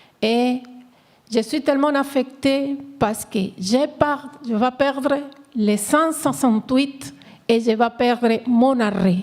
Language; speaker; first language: French; non-native, learner; Spanish